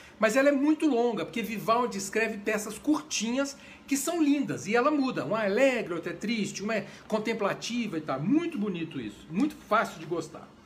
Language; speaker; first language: Portuguese; native; Portuguese